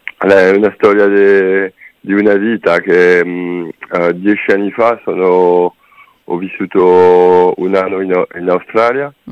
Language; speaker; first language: Italian; non-native, fluent; French